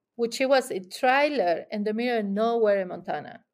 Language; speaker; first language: English; non-native, fluent; Spanish